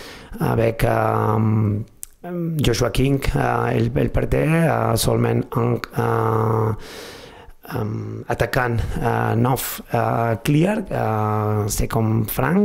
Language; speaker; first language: French; non-native, fluent; Spanish